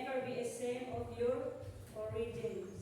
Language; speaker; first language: English; non-native, local second language; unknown